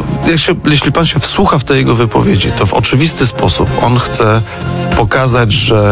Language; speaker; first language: Polish; native; Polish